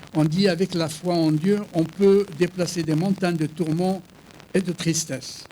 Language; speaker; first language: French; non-native, local second language; Arabic